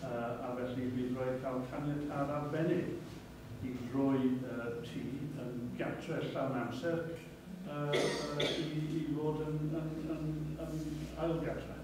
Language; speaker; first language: Welsh; native; Welsh